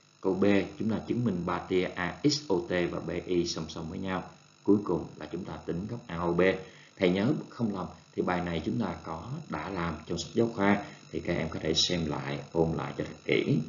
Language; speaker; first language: Vietnamese; native; Vietnamese